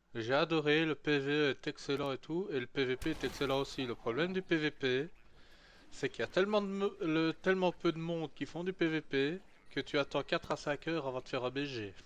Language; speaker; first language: French; native; French